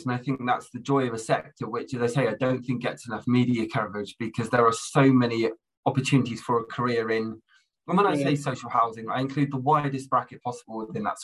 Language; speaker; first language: English; native; English